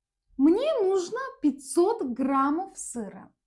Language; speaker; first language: Russian; non-native, fluent; Azerbaijani